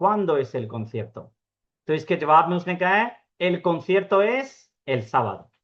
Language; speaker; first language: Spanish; non-native, fluent; Urdu